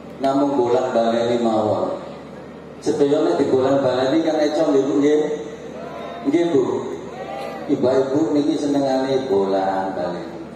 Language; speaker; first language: Javanese; native; Javanese